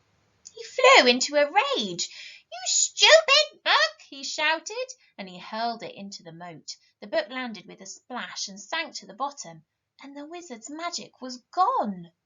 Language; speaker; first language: English; native; English